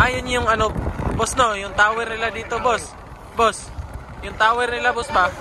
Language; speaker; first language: Filipino; native; Filipino